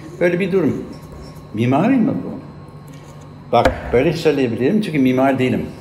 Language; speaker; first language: Turkish; non-native, fluent; English